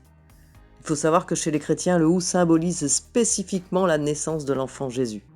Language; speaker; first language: French; native; French